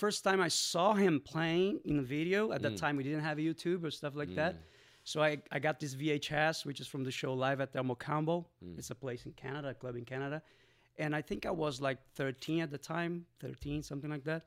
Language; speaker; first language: English; non-native, fluent; Portuguese